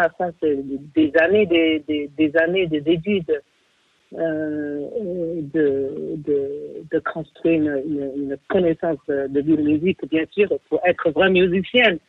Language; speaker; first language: French; non-native, fluent; Chinese